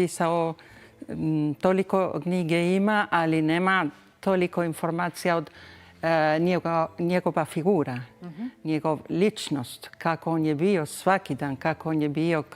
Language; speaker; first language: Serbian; early bilingual, heritage; Spanish